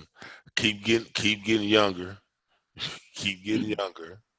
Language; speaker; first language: English; native; English